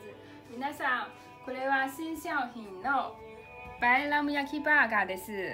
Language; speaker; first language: Japanese; non-native, learner; Mongolian